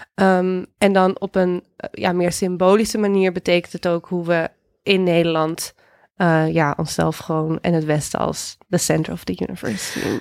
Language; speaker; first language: Dutch; native; Dutch